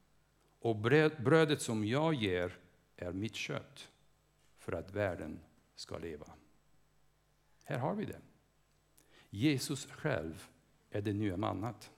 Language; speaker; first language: Swedish; non-native, fluent; English